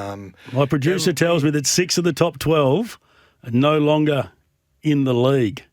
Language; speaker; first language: English; native; English